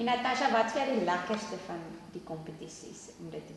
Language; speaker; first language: Afrikaans; native; Afrikaans